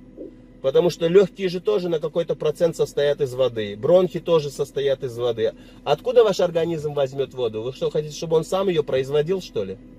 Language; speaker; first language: Russian; native; Russian